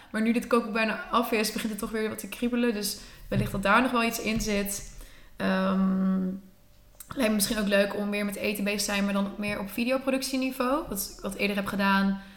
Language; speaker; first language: Dutch; native; Dutch